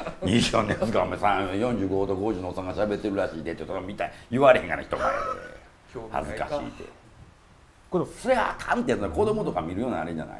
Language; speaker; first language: Japanese; native; Japanese